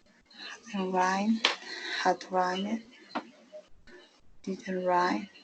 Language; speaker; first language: English; non-native, learner; Spanish